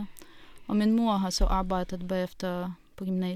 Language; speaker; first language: Danish; non-native, fluent; Russian